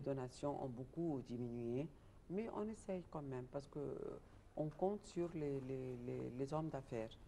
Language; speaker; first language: French; non-native, fluent; Arabic